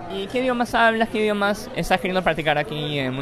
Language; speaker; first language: Spanish; native; Spanish